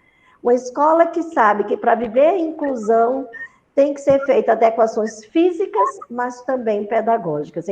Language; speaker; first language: Portuguese; native; Portuguese